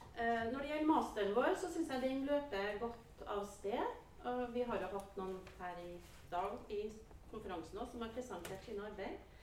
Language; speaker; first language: Norwegian; native; Norwegian